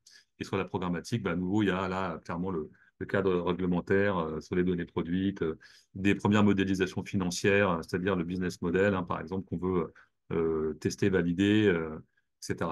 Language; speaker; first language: French; native; French